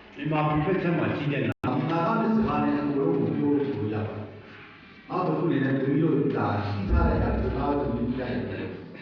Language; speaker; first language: Burmese; non-native, local second language; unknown